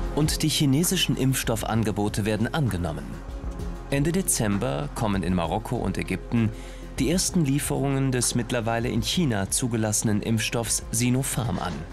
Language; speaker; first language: German; native; German